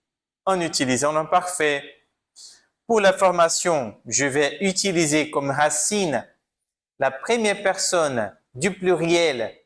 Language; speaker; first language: French; non-native, fluent; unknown